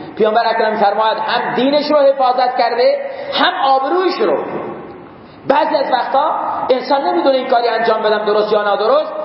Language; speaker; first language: Persian; non-native, local second language; Baluchi